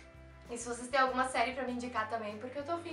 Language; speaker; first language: Portuguese; native; Portuguese